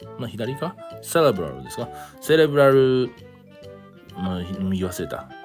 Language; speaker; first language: Japanese; native; Japanese